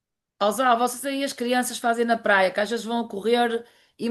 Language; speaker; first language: Portuguese; native; Portuguese